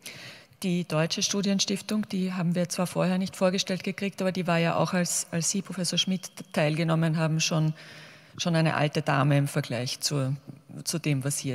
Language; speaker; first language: German; native; German